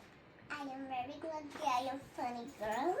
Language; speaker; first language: English; non-native, learner; Hindi